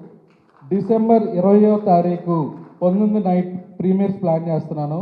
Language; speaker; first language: Telugu; native; Telugu